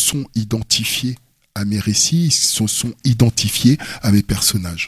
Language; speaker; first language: French; early bilingual, other home language; Wolof